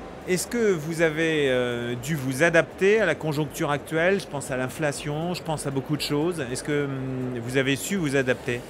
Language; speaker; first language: French; native; French